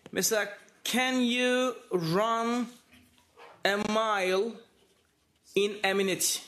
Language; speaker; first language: English; non-native, fluent; Turkish